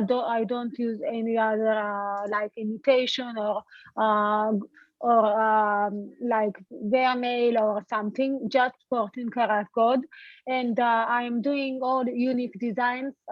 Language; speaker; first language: English; non-native, fluent; Turkish